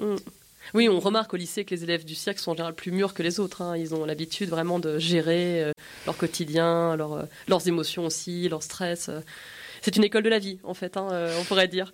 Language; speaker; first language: French; native; French